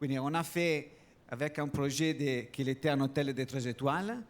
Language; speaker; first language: French; non-native, learner; Italian